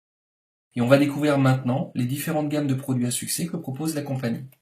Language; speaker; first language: French; native; French